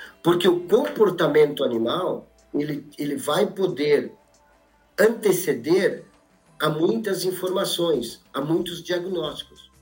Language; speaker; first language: Portuguese; native; Portuguese